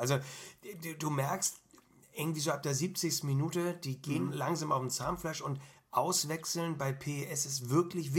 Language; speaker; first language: German; native; German